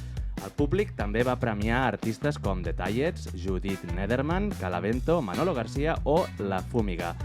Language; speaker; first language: Catalan; native; Catalan